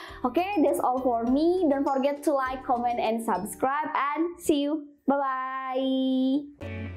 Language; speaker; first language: English; non-native, fluent; Indonesian